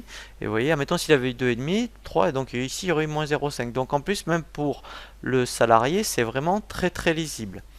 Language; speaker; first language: French; native; French